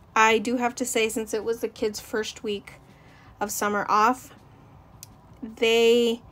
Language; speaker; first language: English; native; English